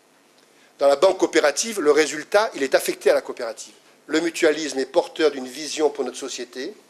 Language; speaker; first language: French; native; French